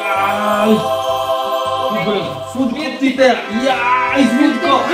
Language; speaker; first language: Korean; native; Korean